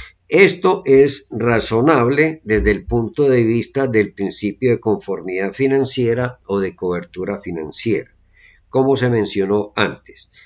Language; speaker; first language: Spanish; native; Spanish